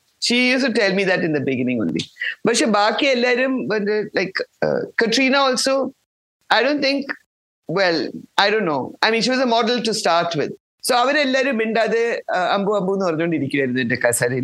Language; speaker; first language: English; non-native, local second language; Malayalam